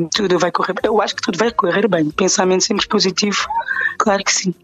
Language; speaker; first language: Portuguese; non-native, local second language; Kabuverdianu